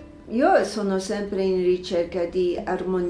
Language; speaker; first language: Italian; non-native, fluent; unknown